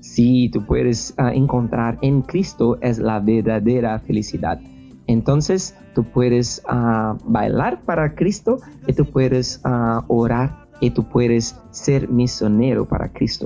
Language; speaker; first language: Spanish; non-native, fluent; Portuguese